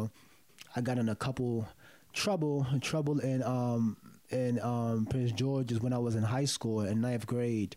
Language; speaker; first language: English; early bilingual, other home language; Yoruba